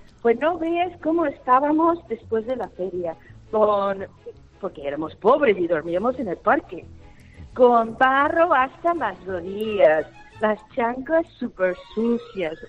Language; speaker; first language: Spanish; early bilingual, heritage; Spanish